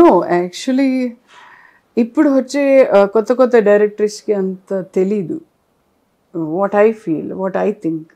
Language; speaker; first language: Telugu; non-native, local second language; Kannada